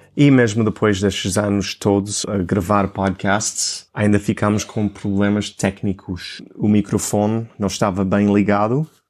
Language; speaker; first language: Portuguese; non-native, fluent; English